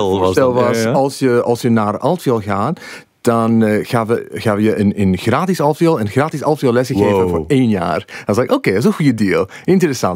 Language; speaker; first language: Dutch; non-native, fluent; English